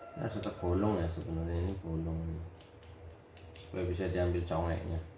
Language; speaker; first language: Indonesian; native; Indonesian